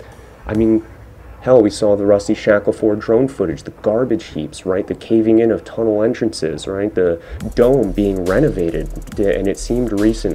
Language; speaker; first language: English; native; English